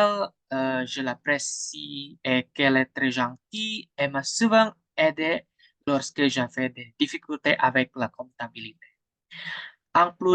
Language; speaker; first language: French; non-native, learner; Indonesian